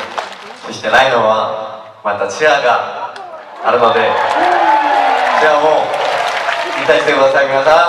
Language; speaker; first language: Japanese; non-native, fluent; Korean